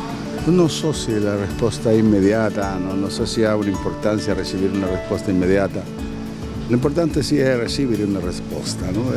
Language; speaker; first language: Italian; non-native, fluent; Spanish